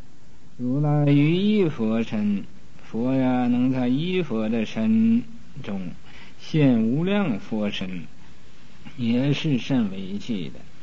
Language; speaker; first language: Chinese; native; Chinese